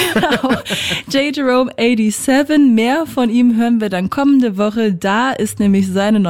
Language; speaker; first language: German; native; German